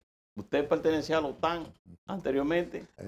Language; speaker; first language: Spanish; native; Spanish